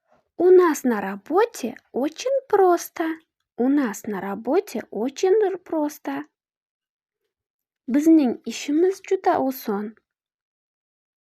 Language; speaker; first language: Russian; non-native, fluent; Uzbek